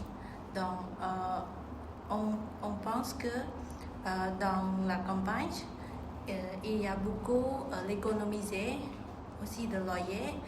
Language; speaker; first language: French; non-native, learner; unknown